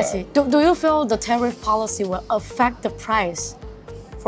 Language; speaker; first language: English; non-native, fluent; Chinese